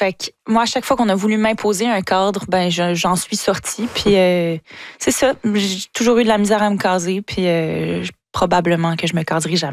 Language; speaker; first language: French; native; French